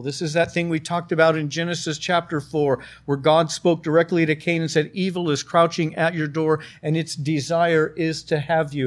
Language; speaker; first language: English; native; English